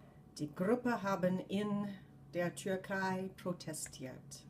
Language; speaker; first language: German; non-native, fluent; English